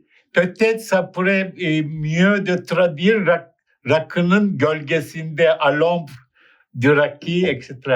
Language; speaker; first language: French; non-native, fluent; Turkish